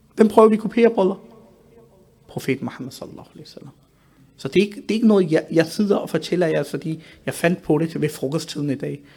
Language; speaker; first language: Danish; early bilingual, other home language; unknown